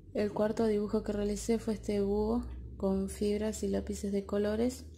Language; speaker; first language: Spanish; native; Spanish